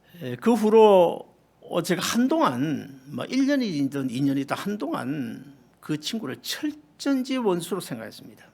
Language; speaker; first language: Korean; native; Korean